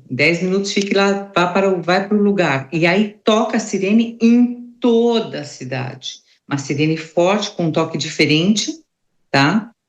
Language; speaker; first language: Portuguese; native; Portuguese